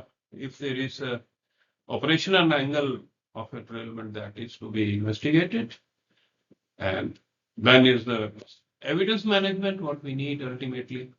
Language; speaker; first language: English; non-native, local second language; Hindi